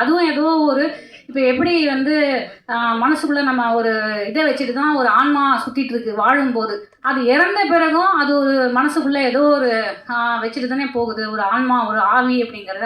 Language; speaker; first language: Tamil; native; Tamil